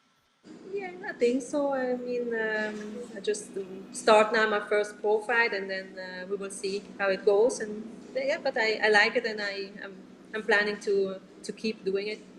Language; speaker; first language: English; non-native, learner; Italian